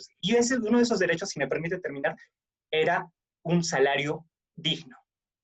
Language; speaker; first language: Spanish; native; Spanish